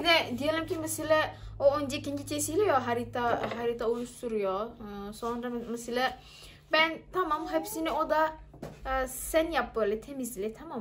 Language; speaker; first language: Turkish; non-native, learner; Indonesian